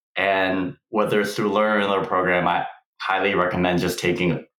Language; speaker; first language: English; native; English